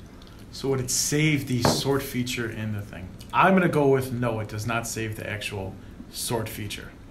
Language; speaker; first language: English; native; English